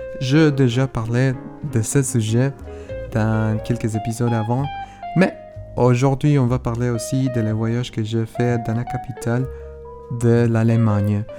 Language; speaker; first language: French; non-native, learner; Spanish